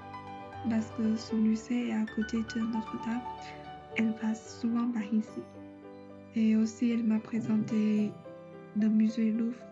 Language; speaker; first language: French; non-native, learner; Chinese